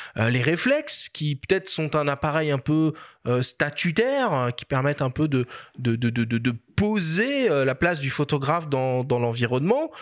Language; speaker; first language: French; native; French